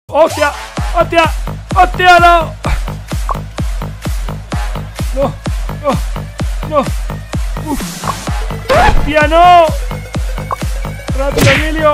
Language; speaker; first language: Spanish; native; Spanish